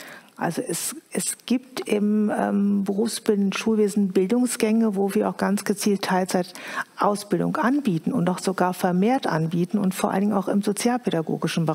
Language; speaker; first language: German; native; German